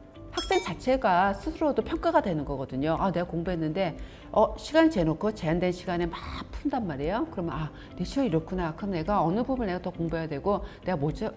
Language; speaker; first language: Korean; native; Korean